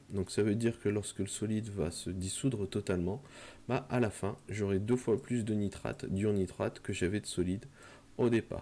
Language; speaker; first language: French; native; French